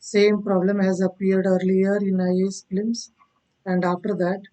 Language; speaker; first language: English; non-native, local second language; Kannada